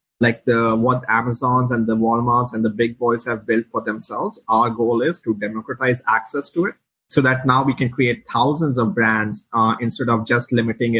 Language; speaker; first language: English; non-native, local second language; Hindi